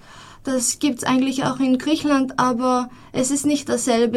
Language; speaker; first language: German; non-native, fluent; Greek